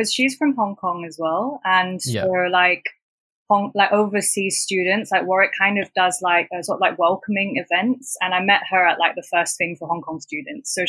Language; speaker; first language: English; non-native, local second language; Cantonese